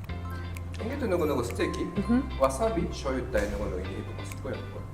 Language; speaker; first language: Mongolian; non-native, learner; Japanese